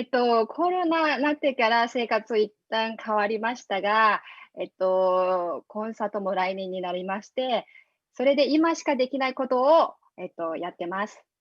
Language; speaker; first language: Japanese; non-native, fluent; Mongolian